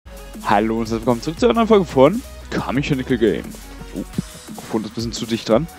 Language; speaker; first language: German; native; German